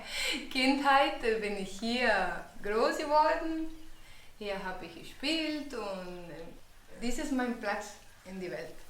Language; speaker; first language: German; early bilingual, heritage; German